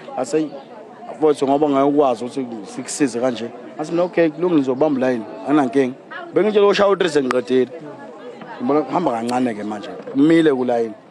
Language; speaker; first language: Zulu; native; Zulu